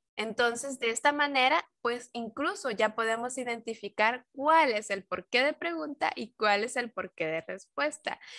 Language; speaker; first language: Spanish; native; Spanish